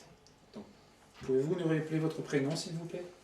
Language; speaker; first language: French; native; French